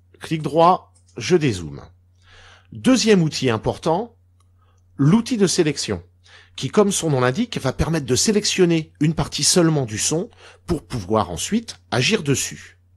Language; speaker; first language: French; native; French